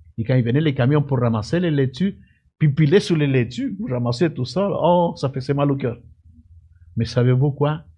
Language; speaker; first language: French; non-native, fluent; Spanish